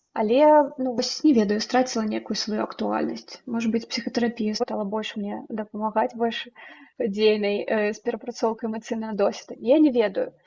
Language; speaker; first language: Belarusian; non-native, local second language; Russian